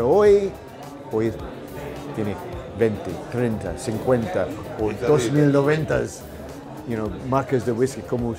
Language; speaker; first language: Spanish; non-native, learner; English